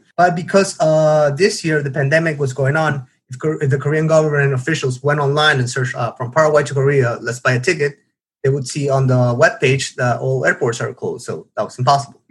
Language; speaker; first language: English; non-native, fluent; Spanish